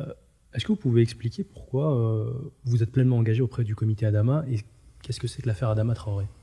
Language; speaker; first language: French; native; French